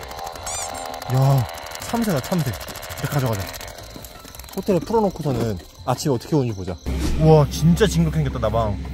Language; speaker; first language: Korean; native; Korean